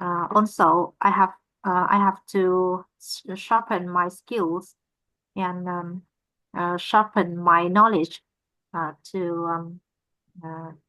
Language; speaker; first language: English; non-native, learner; Vietnamese